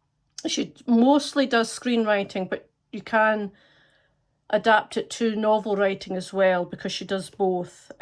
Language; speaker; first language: English; native; English